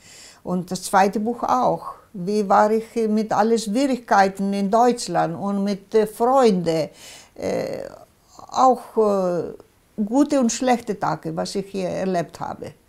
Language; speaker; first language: German; non-native, local second language; Greek